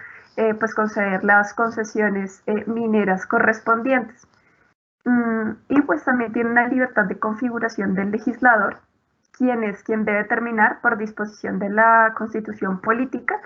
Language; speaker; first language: Spanish; native; Spanish